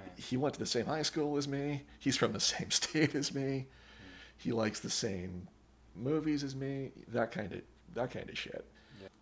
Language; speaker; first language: English; native; English